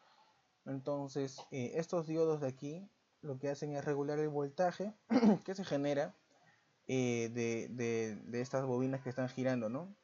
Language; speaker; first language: Spanish; native; Spanish